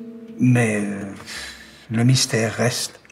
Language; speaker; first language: French; non-native, local second language; German